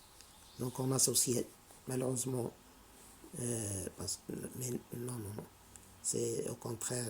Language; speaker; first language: French; non-native, local second language; Arabic